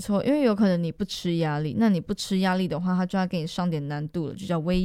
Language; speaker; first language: Chinese; native; Chinese